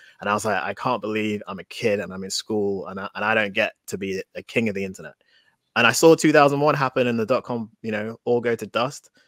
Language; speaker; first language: English; native; English